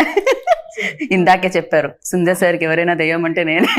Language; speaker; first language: Telugu; native; Telugu